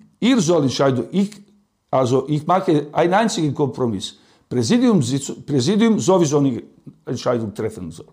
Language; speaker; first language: German; non-native, learner; Serbian